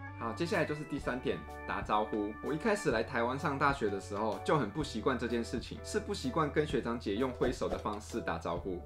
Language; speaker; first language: Chinese; non-native, fluent; Korean